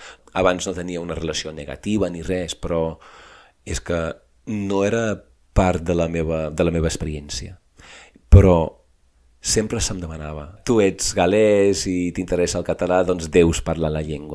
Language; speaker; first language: Catalan; non-native, fluent; English